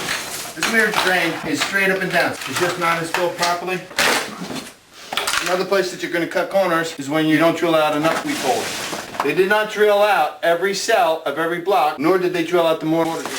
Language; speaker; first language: English; native; English